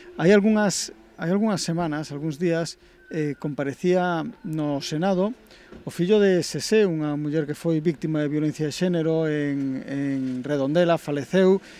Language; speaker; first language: Galician; non-native, local second language; Spanish